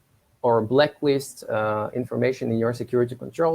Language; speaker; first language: English; non-native, fluent; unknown